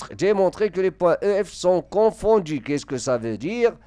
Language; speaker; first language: French; non-native, local second language; Arabic